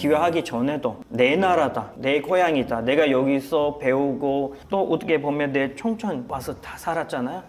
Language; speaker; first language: Korean; non-native, fluent; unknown